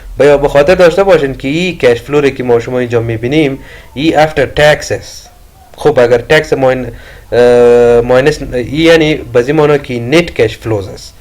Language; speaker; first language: Persian; native; Persian